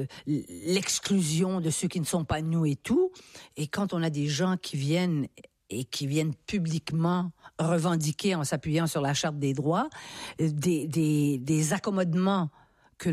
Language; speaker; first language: French; native; French